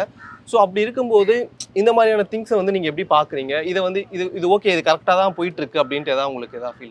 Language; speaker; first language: Tamil; native; Tamil